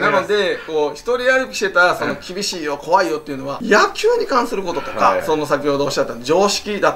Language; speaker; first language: Japanese; native; Japanese